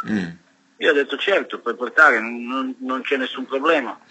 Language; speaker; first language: Italian; non-native, learner; Serbian